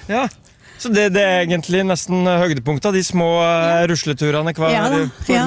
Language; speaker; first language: Norwegian; native; Norwegian